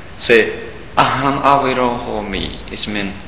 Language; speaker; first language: English; non-native, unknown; Burmese